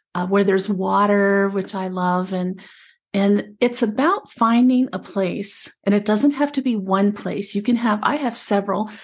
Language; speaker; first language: English; native; English